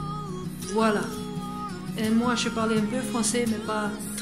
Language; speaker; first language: French; non-native, learner; German